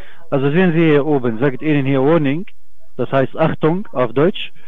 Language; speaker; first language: German; non-native, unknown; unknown